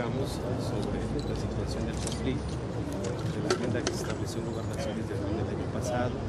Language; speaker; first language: Spanish; native; Spanish